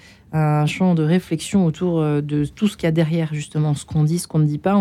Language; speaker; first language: French; native; French